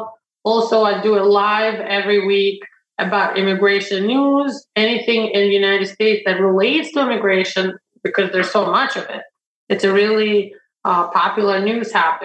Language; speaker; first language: English; early bilingual, other home language; Ukrainian